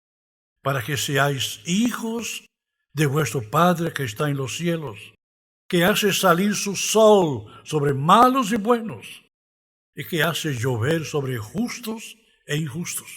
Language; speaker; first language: Spanish; non-native, fluent; Portuguese